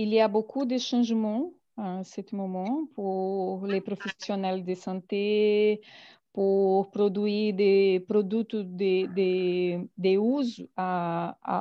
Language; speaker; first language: French; non-native, learner; Portuguese